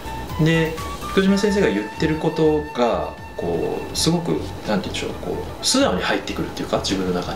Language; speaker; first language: Japanese; native; Japanese